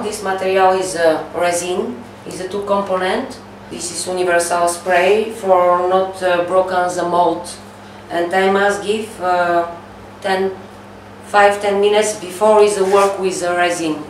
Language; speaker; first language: English; non-native, learner; Bulgarian